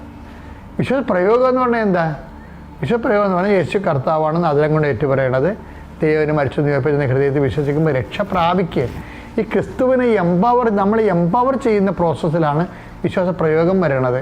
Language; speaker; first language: Malayalam; native; Malayalam